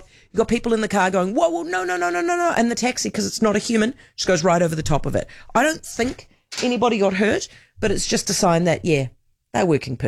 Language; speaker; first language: English; native; English